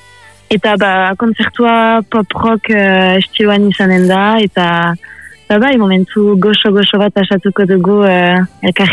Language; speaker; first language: Basque; non-native, local second language; French